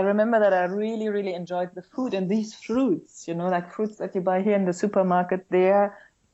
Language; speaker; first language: English; non-native, fluent; German